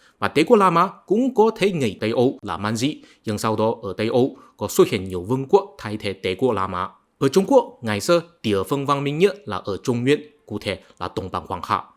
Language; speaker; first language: Vietnamese; non-native, fluent; Chinese